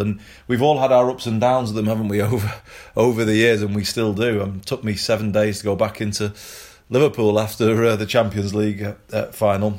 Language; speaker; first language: English; native; English